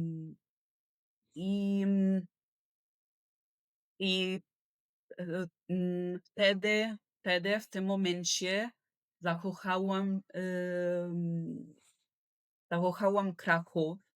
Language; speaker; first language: Polish; non-native, learner; Italian